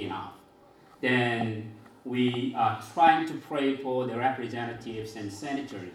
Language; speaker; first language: English; non-native, fluent; Korean